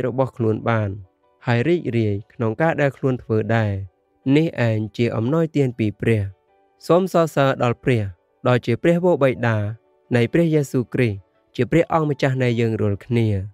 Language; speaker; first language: Khmer; native; Khmer